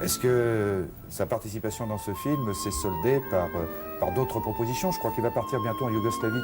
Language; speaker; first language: French; native; French